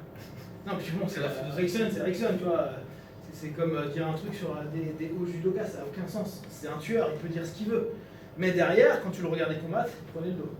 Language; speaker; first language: French; native; French